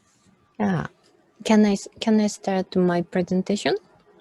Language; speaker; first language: English; non-native, learner; Japanese